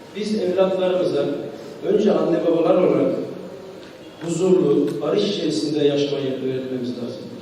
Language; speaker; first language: Turkish; early bilingual, heritage; Turkish